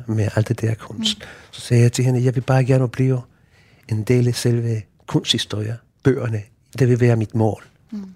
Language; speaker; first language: Danish; non-native, fluent; Spanish